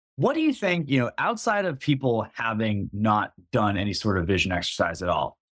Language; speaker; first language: English; native; English